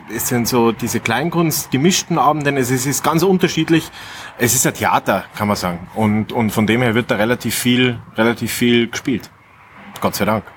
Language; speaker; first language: German; native; German